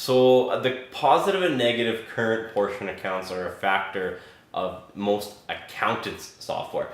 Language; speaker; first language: English; native; English